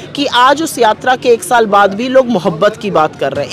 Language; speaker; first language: Hindi; native; Hindi